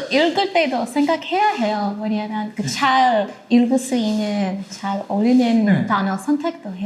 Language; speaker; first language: Korean; non-native, learner; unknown